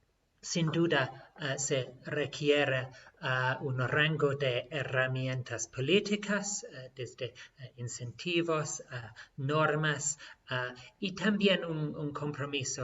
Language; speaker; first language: Spanish; non-native, fluent; English